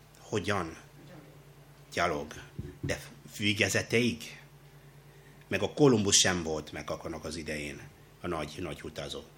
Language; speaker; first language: Hungarian; non-native, fluent; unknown